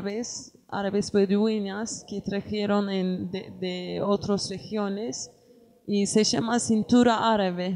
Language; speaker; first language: Spanish; non-native, learner; Kurdish